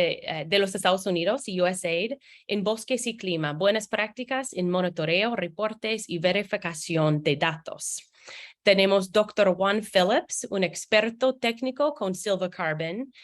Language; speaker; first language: Spanish; non-native, fluent; English